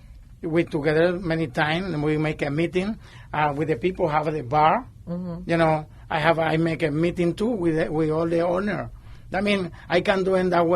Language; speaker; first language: English; non-native, learner; Spanish